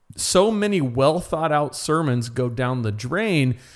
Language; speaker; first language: English; native; English